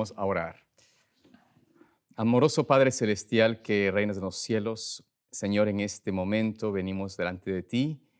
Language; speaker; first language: Spanish; native; Spanish